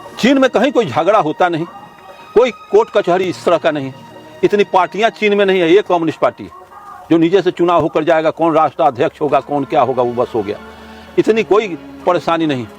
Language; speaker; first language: Hindi; native; Hindi